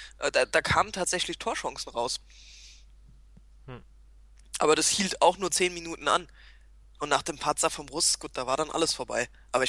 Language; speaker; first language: German; native; German